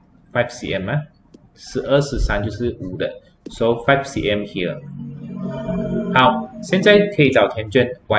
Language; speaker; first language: Chinese; native; Chinese